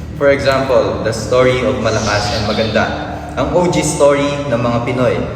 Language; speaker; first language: Filipino; native; Filipino